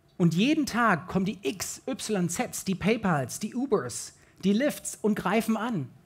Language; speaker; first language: German; native; German